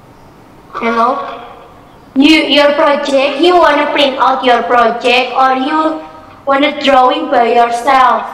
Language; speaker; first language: English; non-native, learner; Indonesian